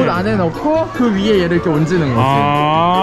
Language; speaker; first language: Korean; native; Korean